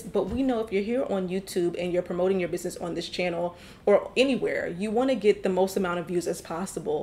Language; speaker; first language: English; native; English